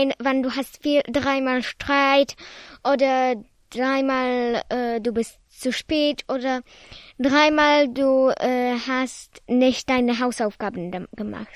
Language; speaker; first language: German; non-native, learner; Polish